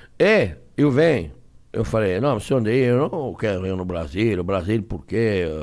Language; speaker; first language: Portuguese; non-native, fluent; French